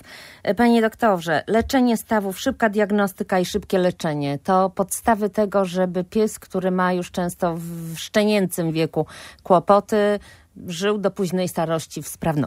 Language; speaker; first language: Polish; native; Polish